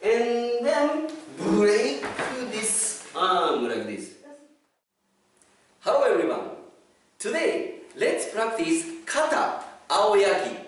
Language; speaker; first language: English; non-native, fluent; Japanese